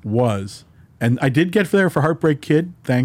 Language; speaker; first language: English; native; English